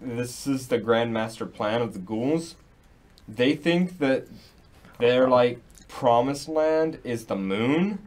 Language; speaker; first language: English; native; English